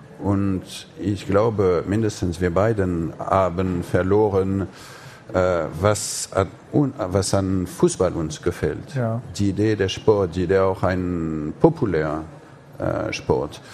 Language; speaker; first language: German; non-native, fluent; French